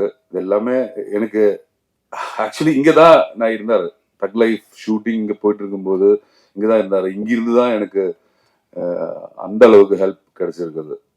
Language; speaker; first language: Tamil; non-native, learner; Malayalam